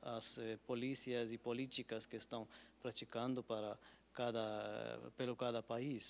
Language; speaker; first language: Portuguese; non-native, learner; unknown